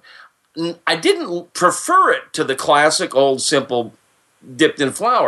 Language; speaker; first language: English; native; English